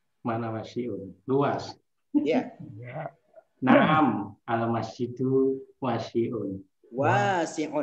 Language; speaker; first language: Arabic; non-native, learner; Indonesian